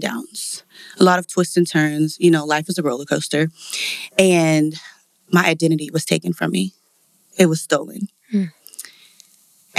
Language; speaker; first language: English; native; English